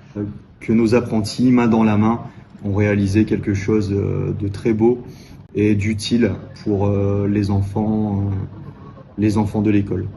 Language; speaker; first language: French; native; French